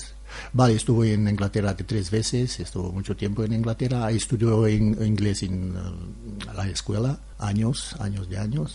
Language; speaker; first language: Spanish; non-native, learner; Romanian